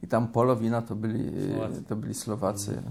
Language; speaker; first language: Slovak; non-native, learner; Polish